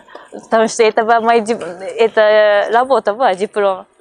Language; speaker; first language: Russian; non-native, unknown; Japanese